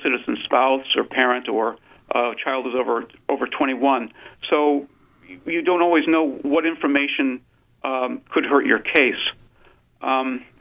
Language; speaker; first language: English; native; English